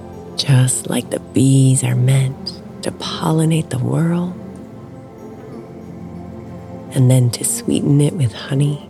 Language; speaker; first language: English; native; English